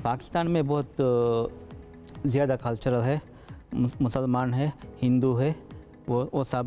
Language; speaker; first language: Hindi; non-native, learner; Divehi